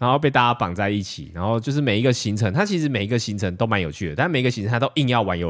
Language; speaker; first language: Chinese; native; Chinese